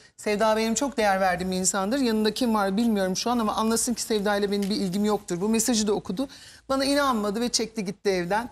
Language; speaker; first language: Turkish; early bilingual, heritage; Turkish